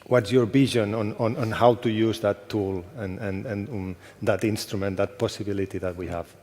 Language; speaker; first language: English; non-native, fluent; Catalan